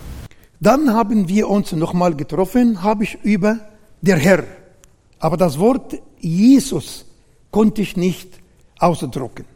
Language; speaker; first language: German; non-native, learner; Arabic